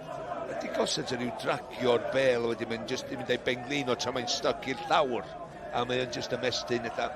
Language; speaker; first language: Welsh; native; Welsh